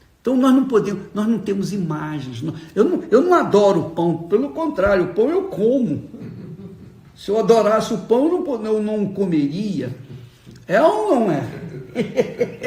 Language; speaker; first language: Portuguese; native; Portuguese